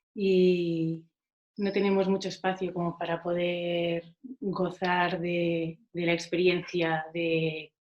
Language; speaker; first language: Spanish; non-native, local second language; Catalan